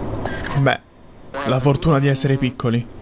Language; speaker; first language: Italian; native; Italian